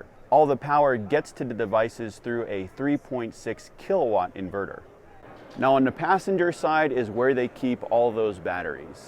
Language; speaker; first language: English; native; English